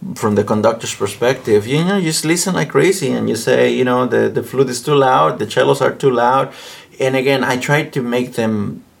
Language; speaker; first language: English; non-native, fluent; Spanish